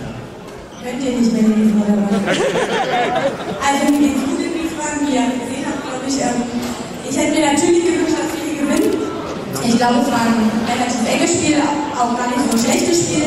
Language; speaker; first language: German; non-native, learner; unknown